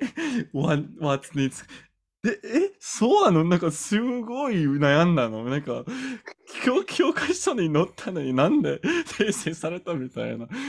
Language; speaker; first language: Japanese; non-native, fluent; English